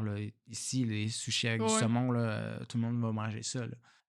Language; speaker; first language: French; native; French